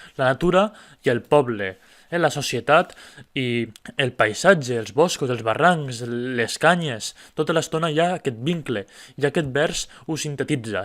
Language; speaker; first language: Catalan; native; Catalan